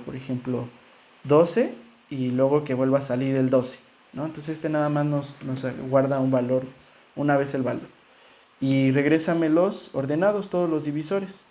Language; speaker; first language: Spanish; native; Spanish